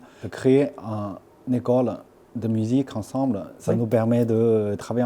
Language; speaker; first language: French; non-native, fluent; Chinese